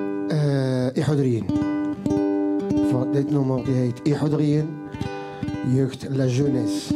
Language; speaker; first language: Dutch; non-native, fluent; Riffian